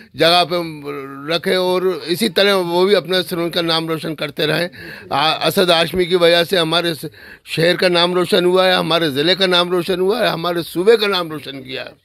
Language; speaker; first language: Hindi; native; Hindi